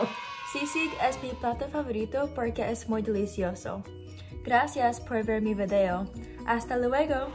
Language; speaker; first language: Spanish; non-native, learner; English